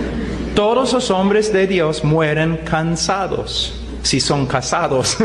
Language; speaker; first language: Spanish; non-native, fluent; English